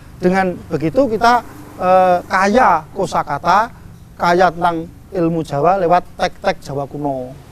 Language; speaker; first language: Indonesian; non-native, local second language; Javanese